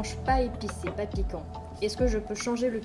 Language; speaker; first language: French; native; French